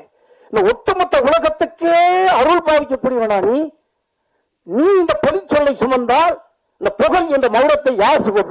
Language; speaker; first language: Tamil; native; Tamil